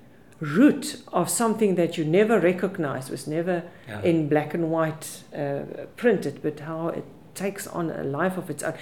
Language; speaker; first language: English; non-native, local second language; Afrikaans